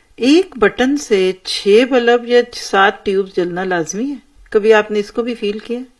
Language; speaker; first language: Urdu; native; Urdu